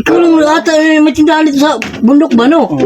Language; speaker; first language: Filipino; non-native, local second language; Cebuano